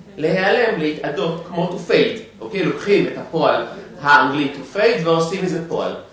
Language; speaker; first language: Hebrew; native; Hebrew